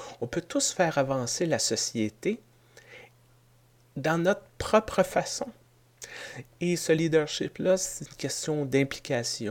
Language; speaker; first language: French; native; French